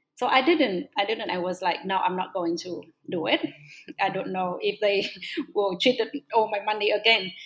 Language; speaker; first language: English; non-native, fluent; Vietnamese